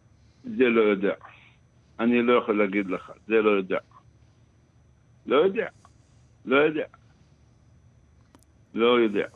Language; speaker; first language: Hebrew; non-native, local second language; Arabic